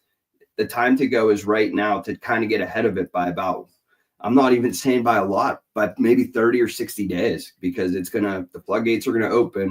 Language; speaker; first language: English; native; English